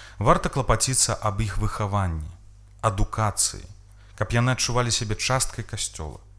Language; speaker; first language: Belarusian; native; Belarusian